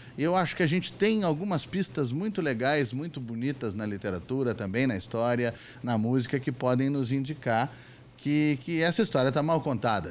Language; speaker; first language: Portuguese; native; Portuguese